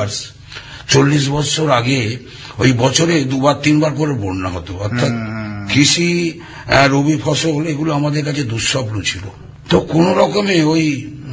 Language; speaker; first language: Bangla; native; Bangla